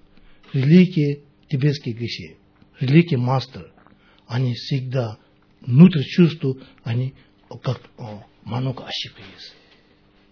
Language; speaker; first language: Russian; non-native, learner; Tibetan